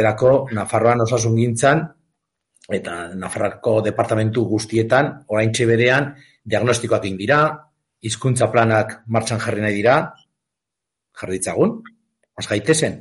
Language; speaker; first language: Basque; native; Basque